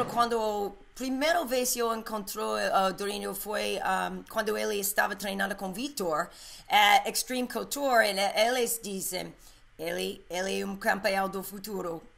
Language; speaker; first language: Portuguese; non-native, learner; English